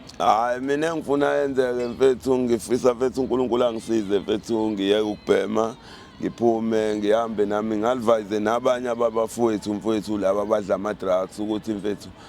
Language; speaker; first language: Zulu; native; Zulu